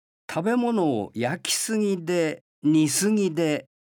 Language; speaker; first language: Japanese; native; Japanese